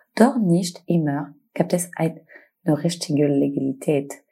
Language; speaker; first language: German; non-native, fluent; French